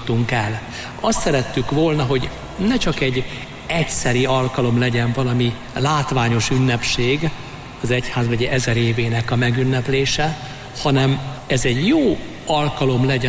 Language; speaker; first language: Hungarian; native; Hungarian